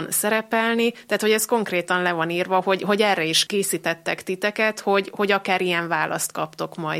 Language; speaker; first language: Hungarian; native; Hungarian